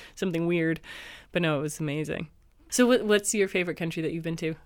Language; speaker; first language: English; native; English